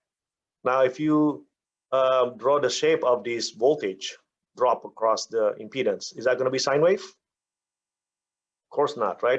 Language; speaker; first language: English; non-native, fluent; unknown